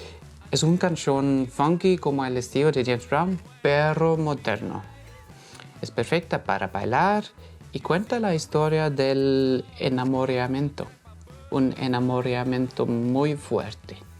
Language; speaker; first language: Spanish; non-native, fluent; Norwegian